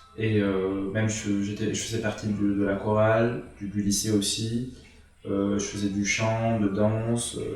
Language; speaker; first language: French; non-native, local second language; Arabic